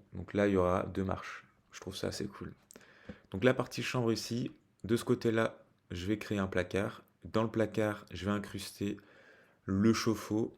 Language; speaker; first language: French; native; French